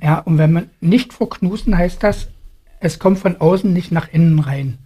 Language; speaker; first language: German; native; German